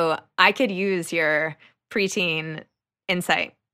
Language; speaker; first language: English; native; English